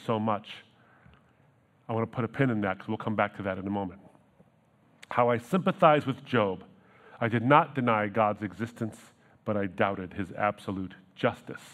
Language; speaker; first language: English; native; English